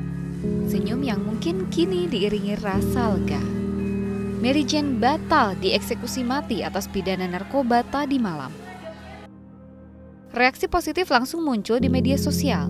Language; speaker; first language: Indonesian; native; Indonesian